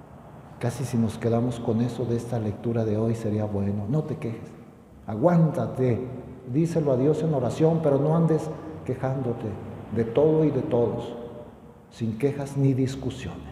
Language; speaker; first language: Spanish; native; Spanish